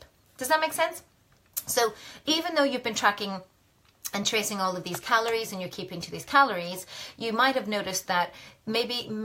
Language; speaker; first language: English; native; English